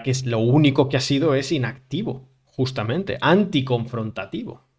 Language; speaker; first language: Spanish; native; Spanish